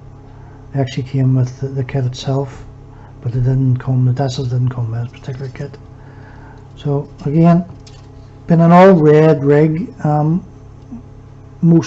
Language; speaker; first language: English; native; English